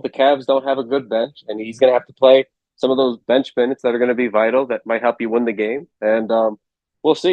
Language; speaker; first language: English; native; English